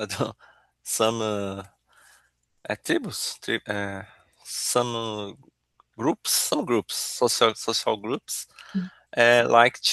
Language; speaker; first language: English; non-native, learner; Portuguese